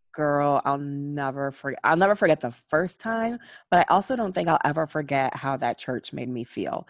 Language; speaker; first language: English; native; English